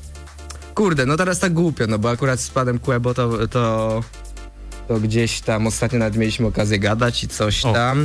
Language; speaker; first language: Polish; native; Polish